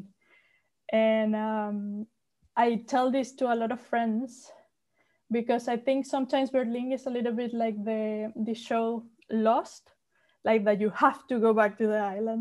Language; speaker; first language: English; non-native, fluent; Spanish